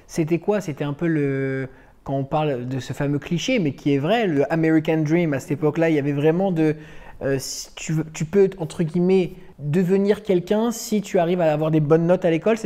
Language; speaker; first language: French; native; French